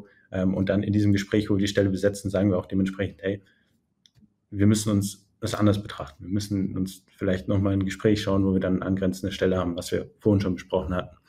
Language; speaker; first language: German; native; German